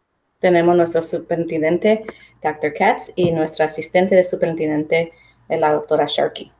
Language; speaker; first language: Spanish; early bilingual, heritage; Spanish